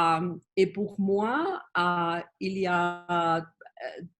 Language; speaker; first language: French; non-native, learner; Spanish